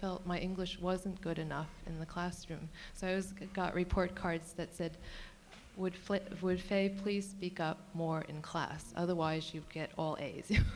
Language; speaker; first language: English; early bilingual, other home language; Cantonese